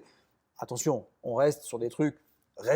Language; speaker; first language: French; native; French